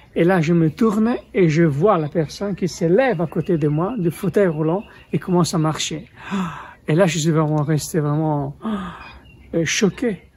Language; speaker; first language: French; non-native, fluent; Italian